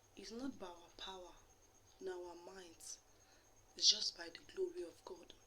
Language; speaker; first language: English; non-native, local second language; Yoruba